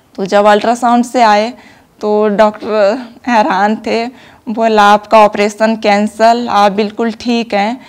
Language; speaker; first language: Hindi; native; Hindi